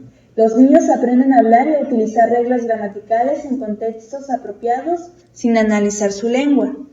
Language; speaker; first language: Spanish; native; Spanish